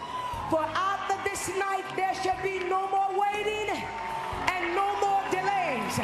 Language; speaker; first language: English; native; English